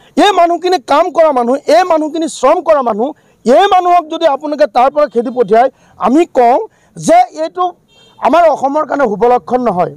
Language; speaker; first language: Assamese; non-native, local second language; Bangla